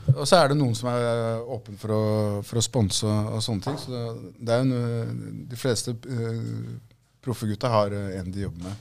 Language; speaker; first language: Norwegian; early bilingual, other home language; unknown